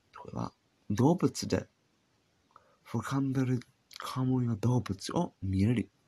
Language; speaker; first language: Japanese; non-native, learner; English